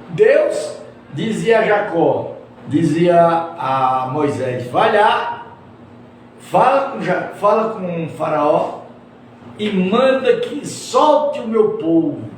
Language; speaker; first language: Portuguese; native; Portuguese